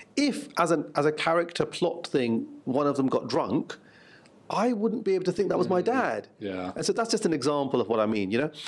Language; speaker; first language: English; native; English